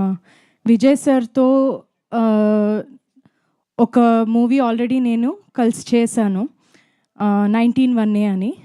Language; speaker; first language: Telugu; non-native, fluent; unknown